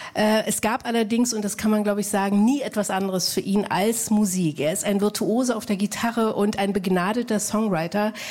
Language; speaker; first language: German; native; German